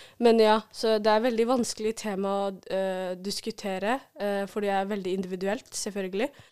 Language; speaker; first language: Norwegian; early bilingual, other home language; Somali